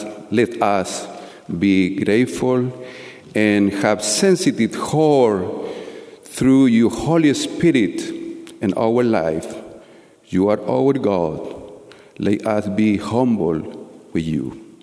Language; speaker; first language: English; non-native, learner; Spanish